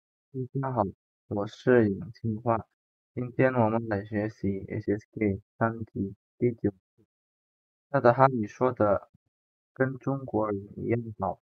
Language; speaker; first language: Chinese; non-native, fluent; Indonesian